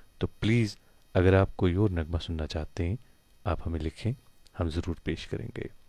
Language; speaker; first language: Hindi; non-native, local second language; Kashmiri